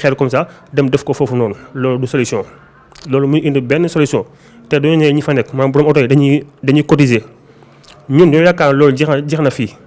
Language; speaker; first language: Wolof; non-native, local second language; Soninke